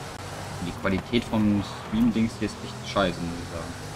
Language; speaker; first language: German; native; German